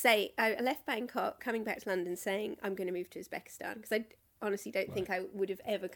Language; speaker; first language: English; native; English